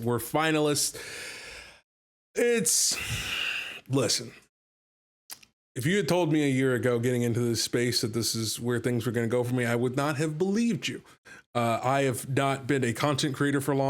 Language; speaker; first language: English; native; English